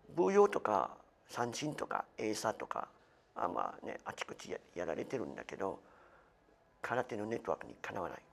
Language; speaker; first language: Japanese; non-native, fluent; French